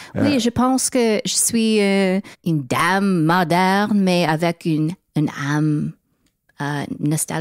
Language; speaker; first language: French; non-native, learner; English